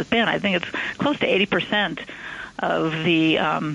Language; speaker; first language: English; native; English